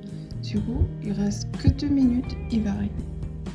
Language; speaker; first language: French; non-native, learner; Chinese